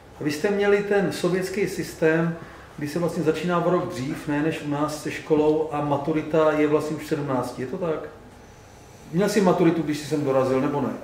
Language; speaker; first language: Czech; native; Czech